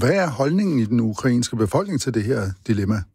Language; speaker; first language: Danish; native; Danish